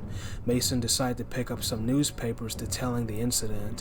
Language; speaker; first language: English; native; English